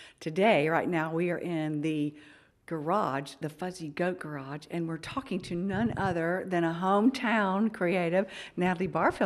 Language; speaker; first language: English; native; English